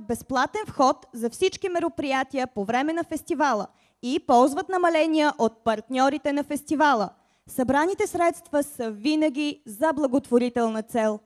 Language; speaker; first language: Bulgarian; native; Bulgarian